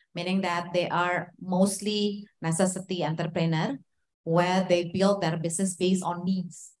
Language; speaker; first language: English; non-native, fluent; Indonesian